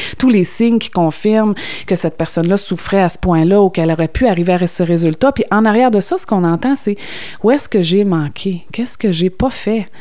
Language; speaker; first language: French; native; French